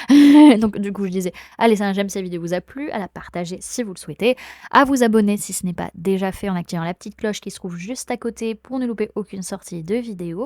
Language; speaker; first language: French; native; French